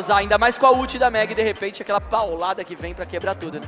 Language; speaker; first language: Portuguese; native; Portuguese